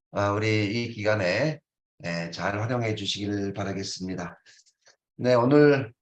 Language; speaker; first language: Korean; native; Korean